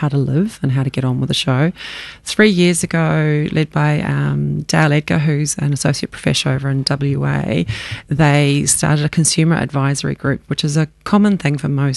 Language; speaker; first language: English; native; English